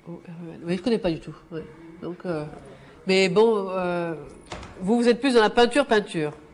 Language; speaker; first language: French; native; French